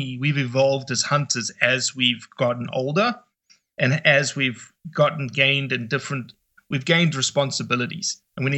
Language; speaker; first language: English; native; English